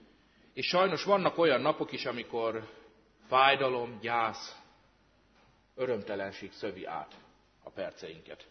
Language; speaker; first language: Hungarian; native; Hungarian